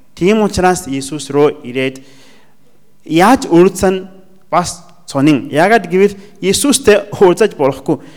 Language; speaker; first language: Mongolian; non-native, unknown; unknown